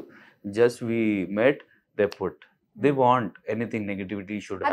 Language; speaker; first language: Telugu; non-native, learner; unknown